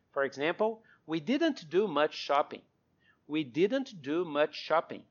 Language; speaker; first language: English; non-native, fluent; Portuguese